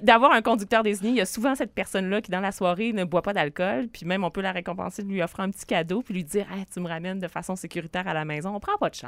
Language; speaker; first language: French; native; French